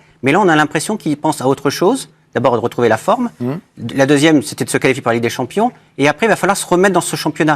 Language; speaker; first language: French; native; French